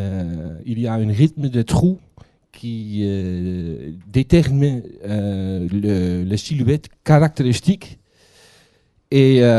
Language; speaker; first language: French; non-native, learner; Dutch